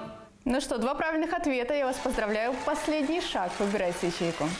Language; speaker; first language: Russian; native; Russian